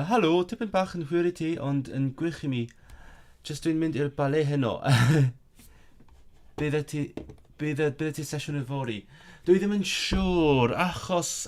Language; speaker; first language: Welsh; non-native, learner; Cantonese